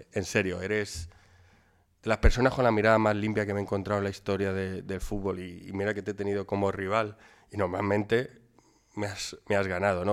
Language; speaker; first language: Spanish; native; Spanish